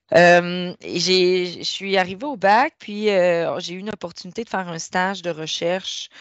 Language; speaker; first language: French; native; French